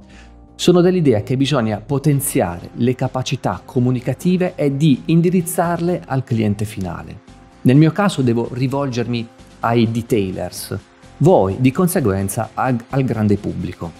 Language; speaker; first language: Italian; native; Italian